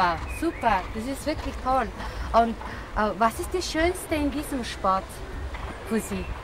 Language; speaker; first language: German; non-native, learner; Mongolian